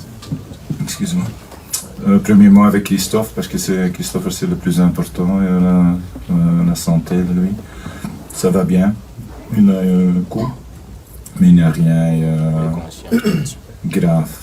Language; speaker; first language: French; non-native, fluent; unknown